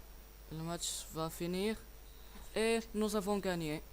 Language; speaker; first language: French; non-native, learner; English